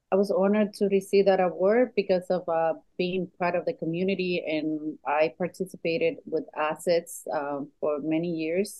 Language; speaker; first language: English; non-native, fluent; Spanish